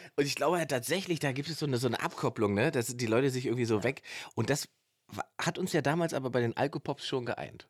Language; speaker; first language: German; native; German